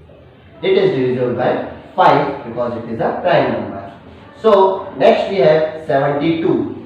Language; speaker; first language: English; non-native, local second language; Hindi